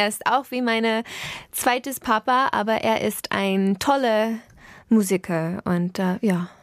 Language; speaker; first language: German; non-native, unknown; English